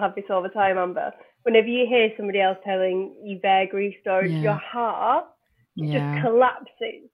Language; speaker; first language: English; native; English